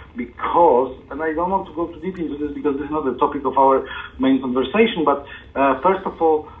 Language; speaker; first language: English; non-native, fluent; Polish